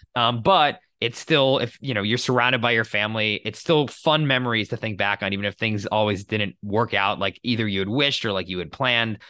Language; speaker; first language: English; native; English